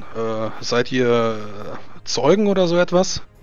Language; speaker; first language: German; native; German